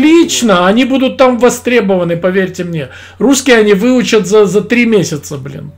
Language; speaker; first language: Russian; native; Russian